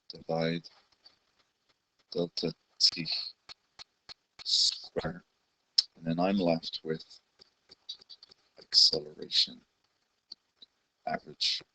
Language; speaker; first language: English; native; English